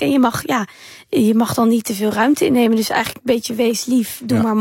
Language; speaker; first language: Dutch; native; Dutch